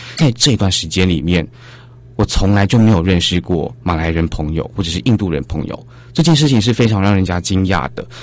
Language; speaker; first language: Chinese; native; Chinese